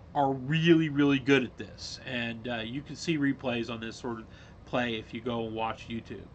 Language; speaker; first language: English; native; English